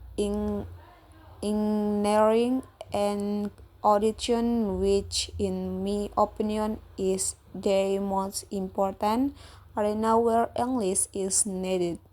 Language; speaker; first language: English; non-native, learner; Indonesian